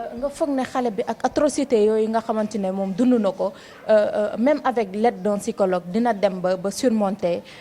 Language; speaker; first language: Wolof; native; Wolof